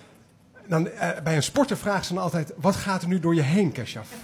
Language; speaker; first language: Dutch; native; Dutch